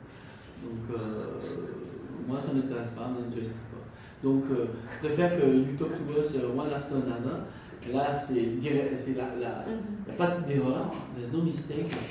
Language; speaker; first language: French; non-native, fluent; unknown